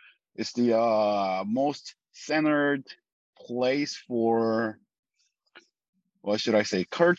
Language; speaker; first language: English; non-native, fluent; Korean